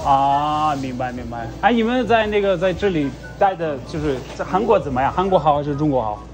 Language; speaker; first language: Chinese; non-native, fluent; Russian